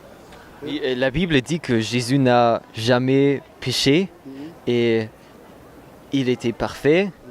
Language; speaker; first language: French; non-native, learner; German